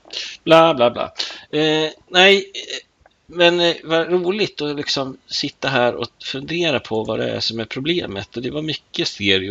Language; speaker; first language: Swedish; native; Swedish